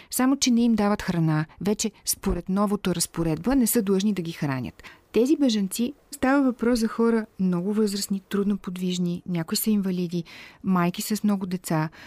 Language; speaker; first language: Bulgarian; native; Bulgarian